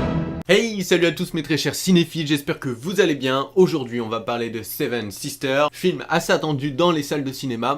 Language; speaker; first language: French; native; French